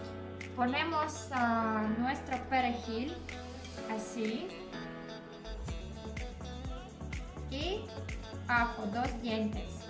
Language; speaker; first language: Spanish; non-native, learner; Polish